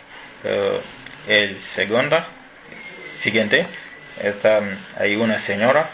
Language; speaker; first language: Spanish; non-native, learner; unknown